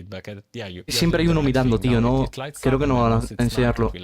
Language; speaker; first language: Spanish; native; Spanish